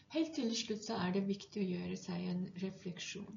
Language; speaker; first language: Norwegian; non-native, fluent; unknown